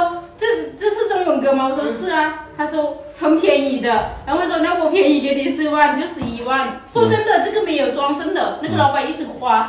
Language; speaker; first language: Chinese; non-native, fluent; Lao